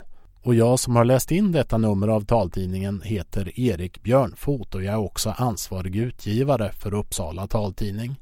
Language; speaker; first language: Swedish; native; Swedish